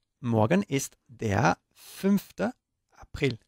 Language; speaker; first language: German; non-native, learner; Spanish